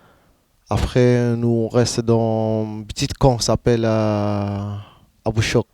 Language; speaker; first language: French; non-native, learner; Arabic